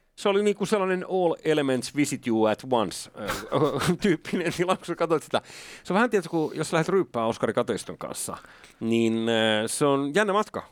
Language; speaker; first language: Finnish; native; Finnish